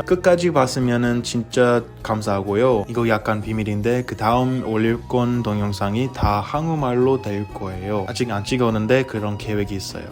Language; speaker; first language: Korean; non-native, fluent; English